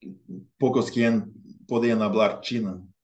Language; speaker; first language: Spanish; non-native, learner; English